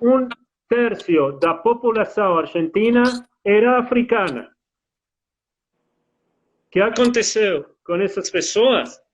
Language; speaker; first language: Portuguese; non-native, fluent; Spanish